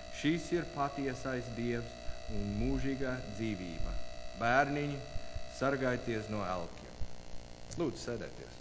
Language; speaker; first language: Latvian; non-native, learner; English